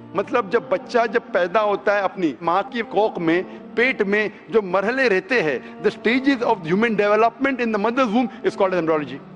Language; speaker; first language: Hindi; non-native, local second language; Konkani